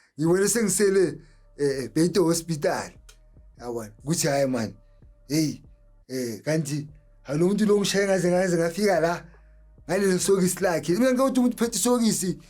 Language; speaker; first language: Zulu; native; Zulu